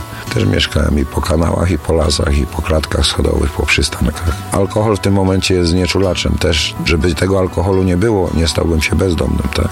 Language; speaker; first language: Polish; native; Polish